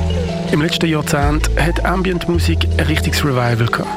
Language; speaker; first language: German; native; German